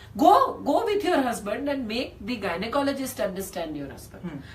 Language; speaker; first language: English; non-native, local second language; Gujarati